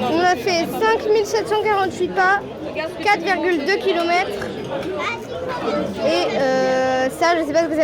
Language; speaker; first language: French; native; French